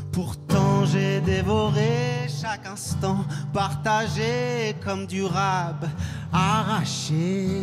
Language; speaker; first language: French; non-native, fluent; English